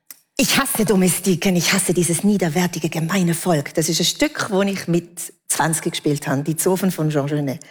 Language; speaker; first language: German; native; German